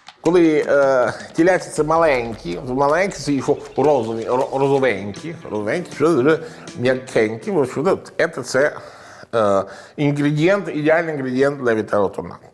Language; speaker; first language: Ukrainian; non-native, learner; Italian